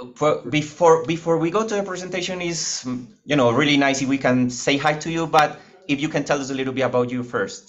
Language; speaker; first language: English; non-native, fluent; Spanish